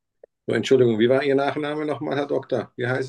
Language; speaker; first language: German; native; German